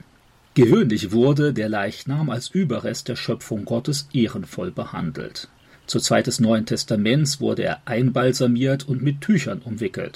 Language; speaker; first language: German; native; German